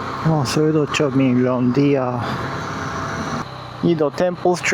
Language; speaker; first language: Chinese; non-native, learner; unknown